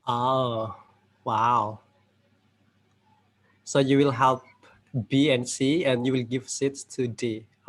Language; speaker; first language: English; non-native, fluent; Indonesian